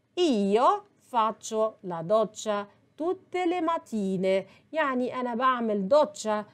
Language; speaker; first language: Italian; non-native, fluent; Arabic